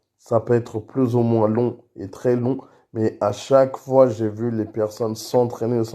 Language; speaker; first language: French; native; French